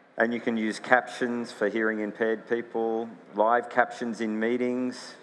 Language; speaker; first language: English; native; English